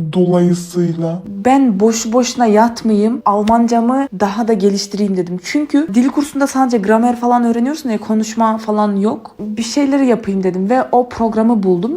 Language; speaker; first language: Turkish; native; Turkish